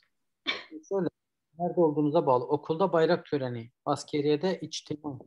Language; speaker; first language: Turkish; native; Turkish